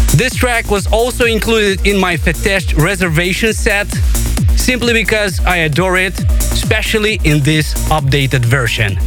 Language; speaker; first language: English; non-native, fluent; Romanian